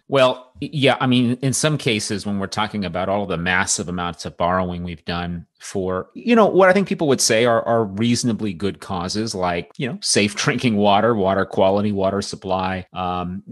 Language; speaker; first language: English; native; English